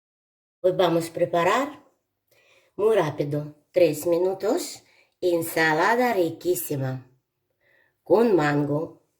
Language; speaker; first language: Spanish; non-native, learner; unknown